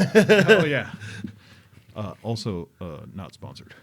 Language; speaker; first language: English; native; English